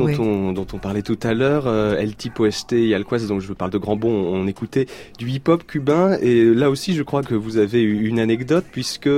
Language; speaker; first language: French; native; French